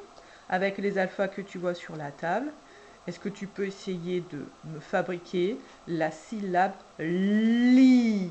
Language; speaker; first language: French; native; French